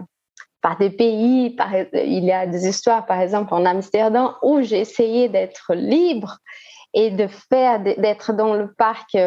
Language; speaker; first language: French; non-native, fluent; Portuguese